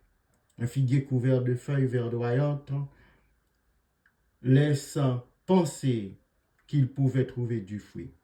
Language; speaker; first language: French; native; French